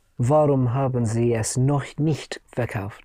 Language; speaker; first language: German; non-native, learner; English